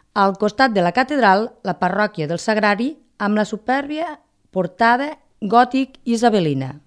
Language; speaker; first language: Catalan; native; Catalan